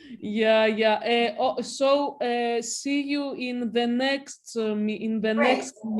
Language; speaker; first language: English; non-native, learner; Greek